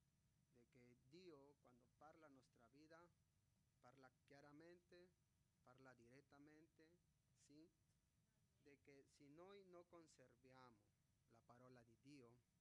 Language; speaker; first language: Italian; non-native, fluent; Spanish